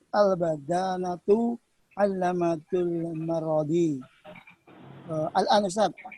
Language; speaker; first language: Arabic; non-native, learner; Indonesian